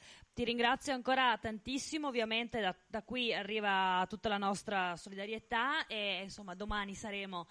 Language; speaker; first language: Italian; native; Italian